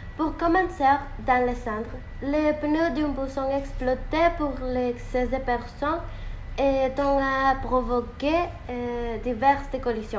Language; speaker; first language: French; non-native, learner; Spanish